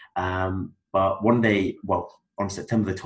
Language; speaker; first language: English; native; English